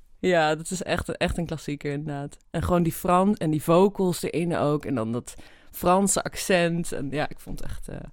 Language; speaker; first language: Dutch; native; Dutch